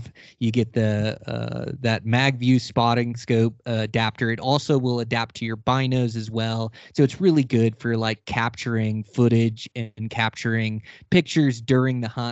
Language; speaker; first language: English; native; English